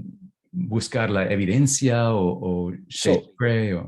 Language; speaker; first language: Spanish; non-native, fluent; English